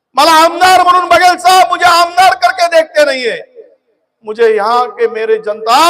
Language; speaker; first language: Hindi; non-native, local second language; Marathi